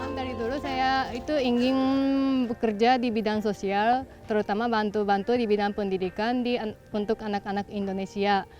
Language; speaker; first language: Indonesian; non-native, fluent; Japanese